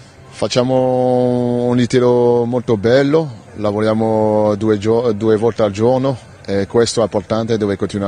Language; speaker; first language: Italian; non-native, learner; French